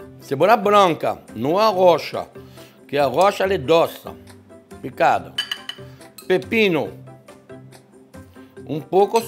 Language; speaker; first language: Portuguese; non-native, fluent; French